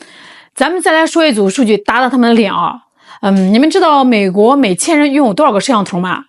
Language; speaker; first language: Chinese; native; Chinese